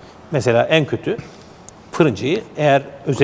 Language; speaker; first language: Turkish; native; Turkish